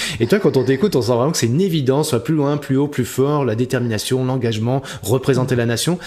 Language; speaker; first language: French; native; French